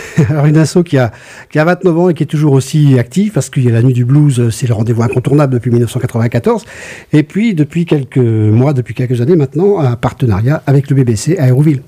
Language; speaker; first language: French; native; French